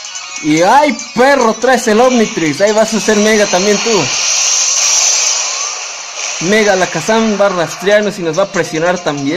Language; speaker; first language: Spanish; native; Spanish